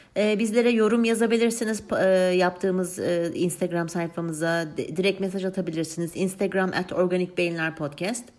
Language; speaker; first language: Turkish; early bilingual, heritage; Turkish